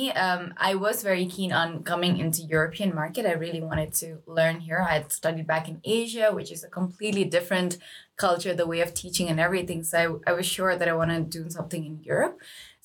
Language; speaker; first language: English; non-native, local second language; Nepali